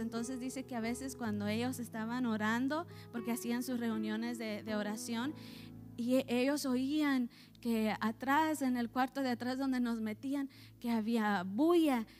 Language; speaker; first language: Spanish; early bilingual, heritage; Spanish